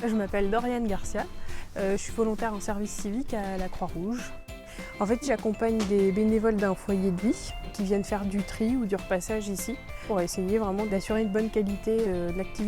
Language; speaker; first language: French; native; French